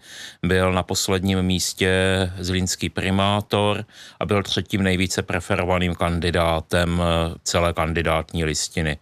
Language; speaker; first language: Czech; native; Czech